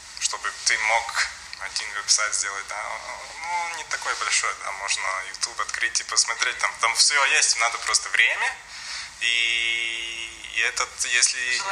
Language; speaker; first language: Russian; non-native, local second language; Latvian